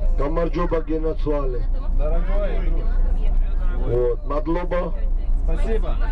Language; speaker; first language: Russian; non-native, local second language; Georgian